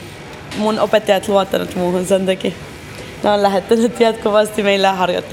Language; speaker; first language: Finnish; early bilingual, other home language; Arabic